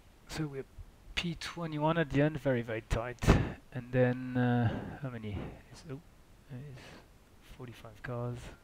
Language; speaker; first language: English; non-native, fluent; French